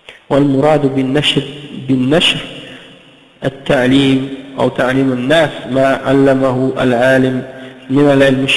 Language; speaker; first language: Arabic; non-native, fluent; French